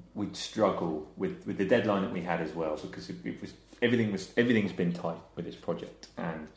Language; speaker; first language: English; native; English